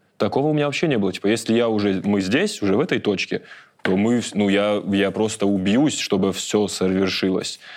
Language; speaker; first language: Russian; native; Russian